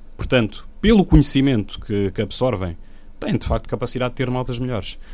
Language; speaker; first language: Portuguese; non-native, local second language; Upper Guinea Crioulo